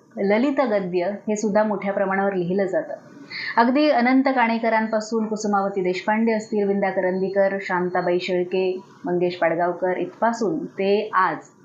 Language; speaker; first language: Marathi; native; Marathi